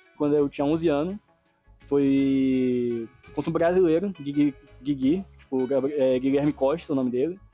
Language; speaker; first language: Portuguese; native; Portuguese